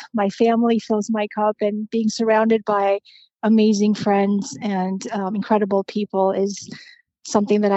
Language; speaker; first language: English; non-native, fluent; Romanian